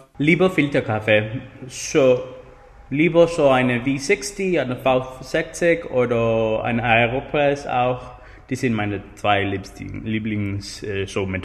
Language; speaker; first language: German; non-native, fluent; Spanish